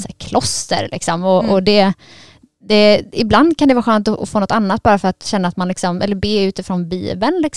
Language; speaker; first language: Swedish; native; Swedish